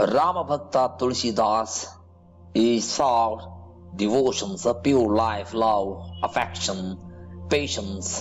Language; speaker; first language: English; non-native, local second language; Kannada